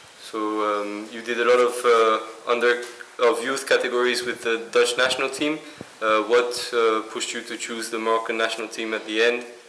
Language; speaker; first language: English; non-native, fluent; French